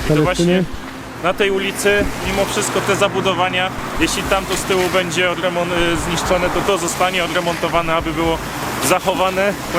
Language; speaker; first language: Polish; native; Polish